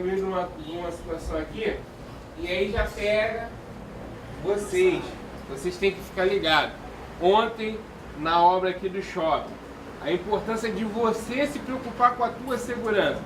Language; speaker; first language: Portuguese; native; Portuguese